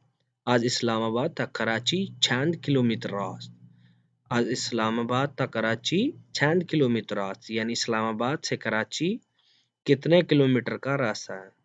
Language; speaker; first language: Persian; non-native, fluent; Urdu